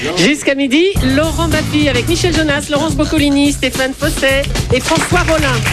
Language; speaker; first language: French; native; French